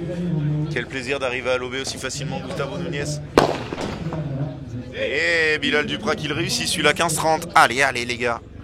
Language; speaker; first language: French; native; French